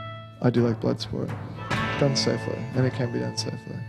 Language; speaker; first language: English; native; English